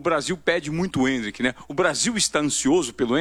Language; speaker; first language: Portuguese; native; Portuguese